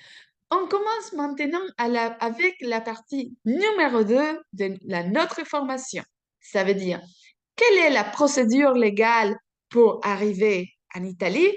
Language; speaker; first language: French; non-native, fluent; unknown